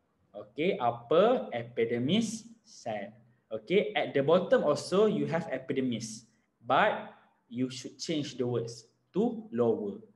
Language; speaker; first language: English; non-native, local second language; Malay